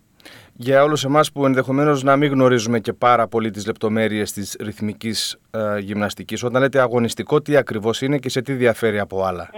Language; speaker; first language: Greek; native; Greek